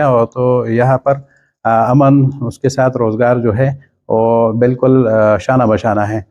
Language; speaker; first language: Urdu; non-native, local second language; Pashto